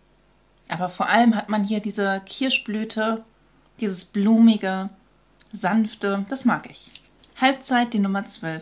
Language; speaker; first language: German; native; German